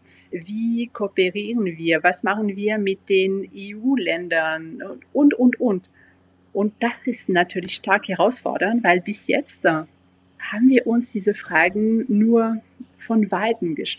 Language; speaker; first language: German; non-native, fluent; French